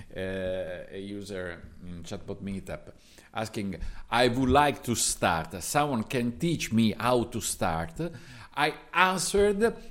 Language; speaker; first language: English; non-native, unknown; Italian